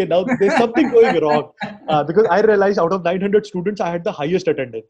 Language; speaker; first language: English; non-native, local second language; Hindi